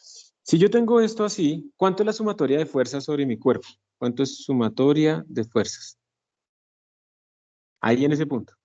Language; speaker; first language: Spanish; native; Spanish